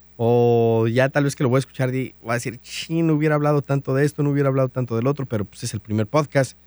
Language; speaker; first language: Spanish; native; Spanish